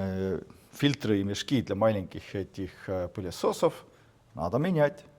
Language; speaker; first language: Russian; non-native, fluent; Estonian